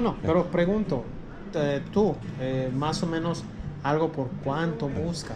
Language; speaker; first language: Spanish; native; Spanish